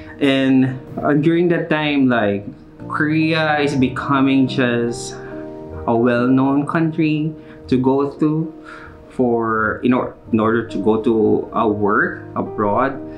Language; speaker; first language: English; non-native, local second language; Filipino